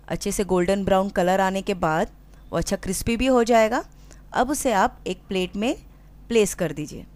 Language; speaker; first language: Hindi; non-native, local second language; Marathi